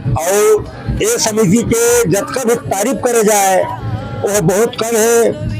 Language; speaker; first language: Hindi; native; Hindi